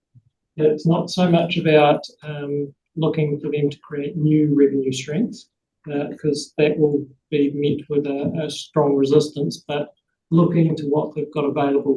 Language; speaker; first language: English; native; English